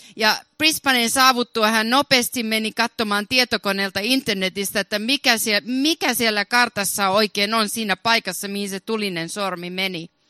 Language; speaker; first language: Finnish; early bilingual, heritage; Finnish